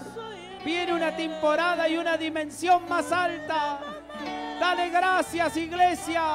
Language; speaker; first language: Spanish; native; Spanish